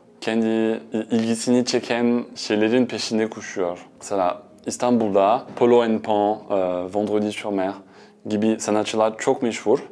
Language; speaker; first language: Turkish; non-native, fluent; French